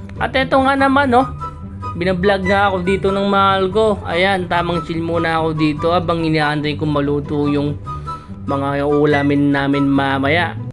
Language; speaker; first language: Filipino; non-native, local second language; Pampanga